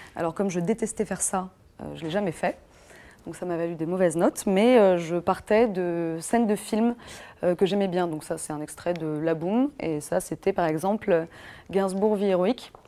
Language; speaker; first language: French; native; French